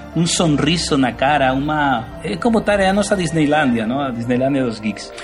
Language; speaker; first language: Portuguese; non-native, learner; Spanish